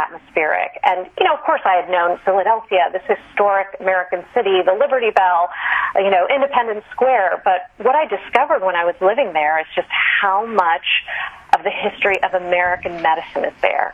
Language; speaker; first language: English; native; English